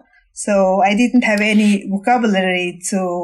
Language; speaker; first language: English; non-native, fluent; Mongolian